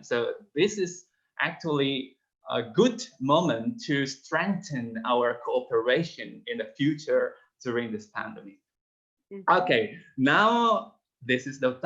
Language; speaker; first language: English; non-native, fluent; Indonesian